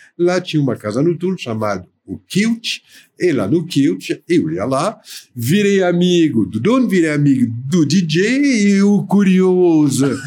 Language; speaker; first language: Portuguese; non-native, fluent; French